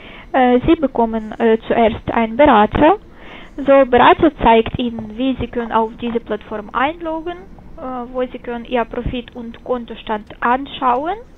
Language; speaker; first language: German; non-native, fluent; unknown